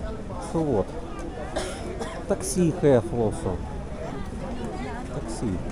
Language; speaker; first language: English; non-native, learner; Russian